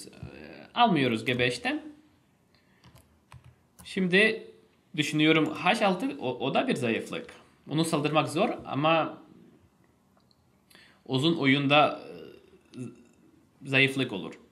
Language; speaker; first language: Turkish; non-native, fluent; Russian